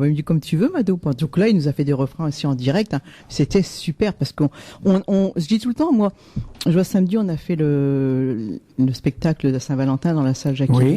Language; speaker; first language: French; native; French